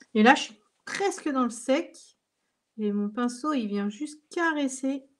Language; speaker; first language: French; native; French